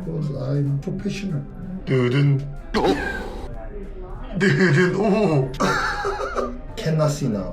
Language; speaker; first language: English; non-native, learner; Korean